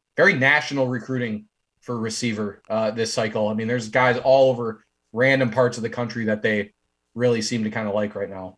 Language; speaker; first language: English; native; English